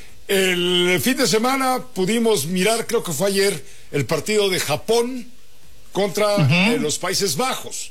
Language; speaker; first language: Spanish; native; Spanish